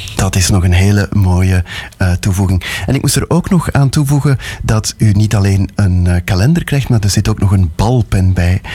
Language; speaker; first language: Dutch; native; Dutch